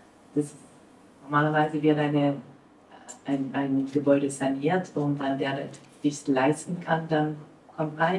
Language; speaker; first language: German; non-native, fluent; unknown